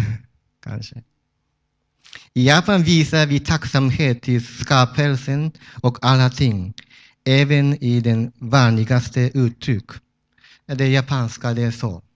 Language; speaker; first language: Swedish; non-native, fluent; Japanese